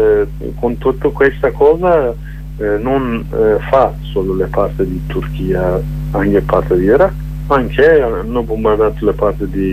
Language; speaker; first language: Italian; non-native, learner; Kurdish